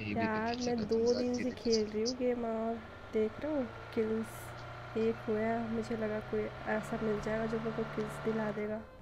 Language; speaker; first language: Hindi; native; Hindi